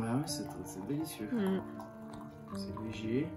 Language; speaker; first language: French; native; French